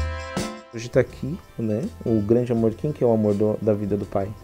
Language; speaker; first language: Portuguese; native; Portuguese